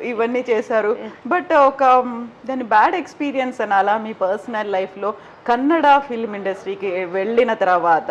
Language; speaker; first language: Telugu; native; Telugu